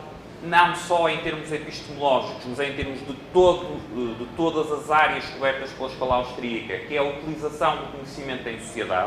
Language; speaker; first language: Portuguese; native; Portuguese